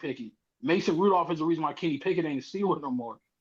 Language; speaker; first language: English; native; English